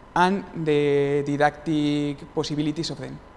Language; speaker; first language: English; non-native, fluent; Spanish